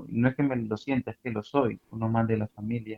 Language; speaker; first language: Spanish; native; Spanish